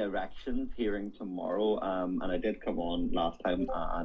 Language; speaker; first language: English; native; English